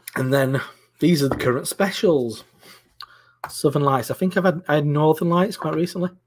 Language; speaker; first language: English; native; English